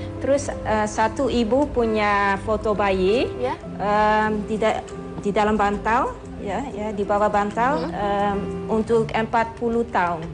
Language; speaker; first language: Indonesian; non-native, learner; Dutch